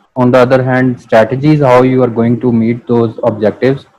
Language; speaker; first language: English; non-native, local second language; Urdu